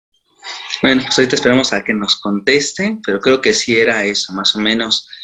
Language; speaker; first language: Spanish; native; Spanish